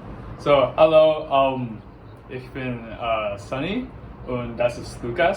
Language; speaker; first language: German; non-native, learner; English